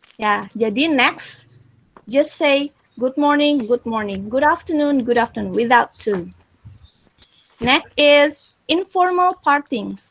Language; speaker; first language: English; non-native, fluent; Indonesian